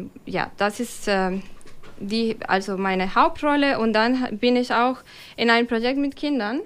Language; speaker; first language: German; non-native, fluent; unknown